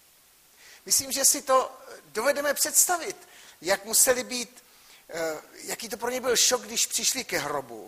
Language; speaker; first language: Czech; native; Czech